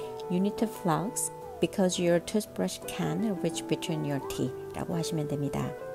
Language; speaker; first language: English; non-native, fluent; Korean